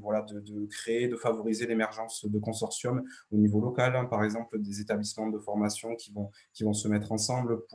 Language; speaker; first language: French; native; French